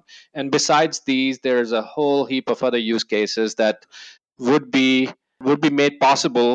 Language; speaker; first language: English; non-native, local second language; Hindi